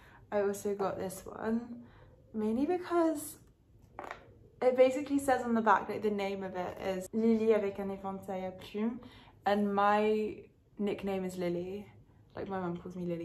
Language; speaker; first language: English; early bilingual, other home language; French